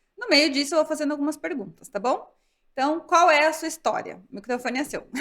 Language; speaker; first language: Portuguese; native; Portuguese